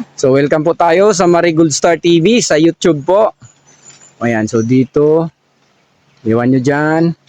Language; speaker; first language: Filipino; non-native, local second language; Cebuano